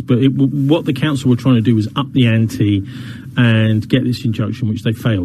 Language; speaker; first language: English; native; English